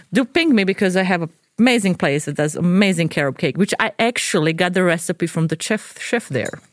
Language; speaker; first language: English; non-native, fluent; Croatian